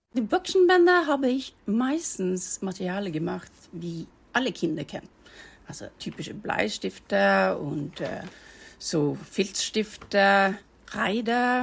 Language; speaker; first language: German; non-native, fluent; Norwegian